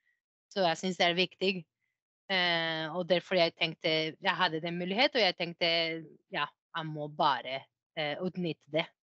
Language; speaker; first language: Norwegian; non-native, fluent; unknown